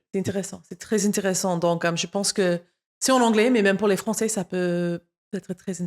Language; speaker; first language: French; non-native, fluent; English